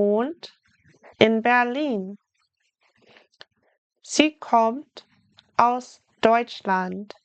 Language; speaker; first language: German; non-native, fluent; English